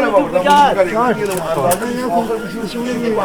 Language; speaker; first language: Persian; native; Persian